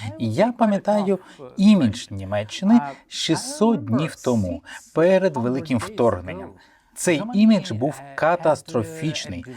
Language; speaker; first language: Ukrainian; native; Ukrainian